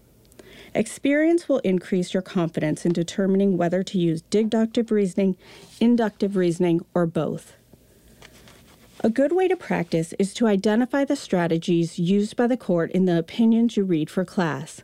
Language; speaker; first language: English; native; English